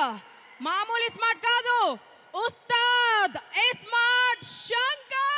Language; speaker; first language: Telugu; native; Telugu